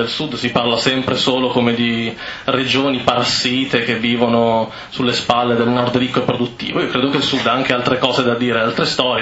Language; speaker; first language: Italian; native; Italian